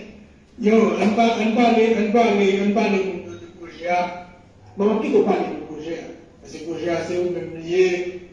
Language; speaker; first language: French; non-native, local second language; Haitian Creole